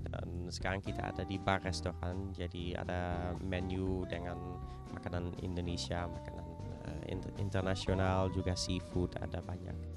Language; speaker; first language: Indonesian; non-native, fluent; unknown